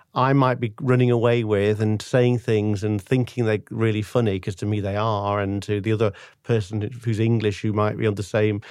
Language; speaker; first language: English; native; English